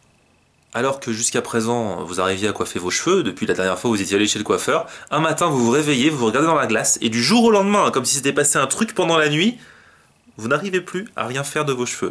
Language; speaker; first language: French; native; French